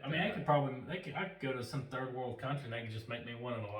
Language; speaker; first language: English; native; English